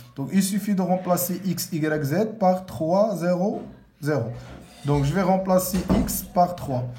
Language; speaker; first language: French; non-native, local second language; Arabic